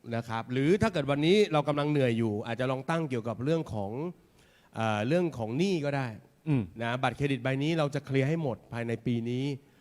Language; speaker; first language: Thai; native; Thai